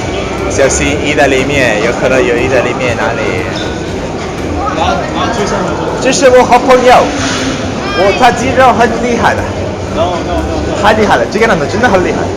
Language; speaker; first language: Chinese; non-native, learner; Italian